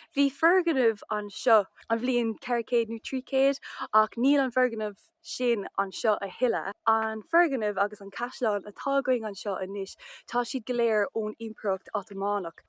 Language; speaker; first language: Irish; native; Irish